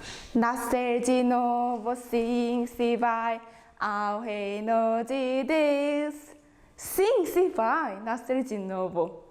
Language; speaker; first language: Portuguese; non-native, fluent; Korean